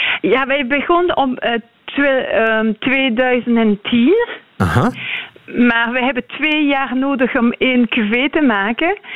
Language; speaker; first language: Dutch; non-native, learner; French